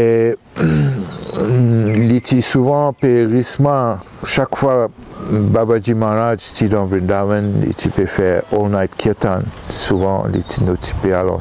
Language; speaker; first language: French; non-native, local second language; Morisyen